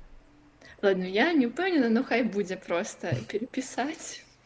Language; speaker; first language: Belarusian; non-native, local second language; Russian